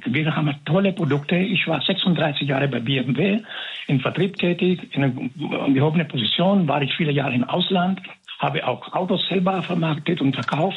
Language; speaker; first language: German; non-native, fluent; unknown